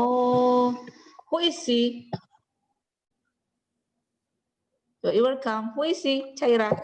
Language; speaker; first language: English; non-native, learner; Indonesian